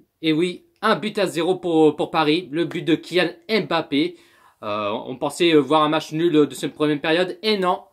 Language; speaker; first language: French; native; French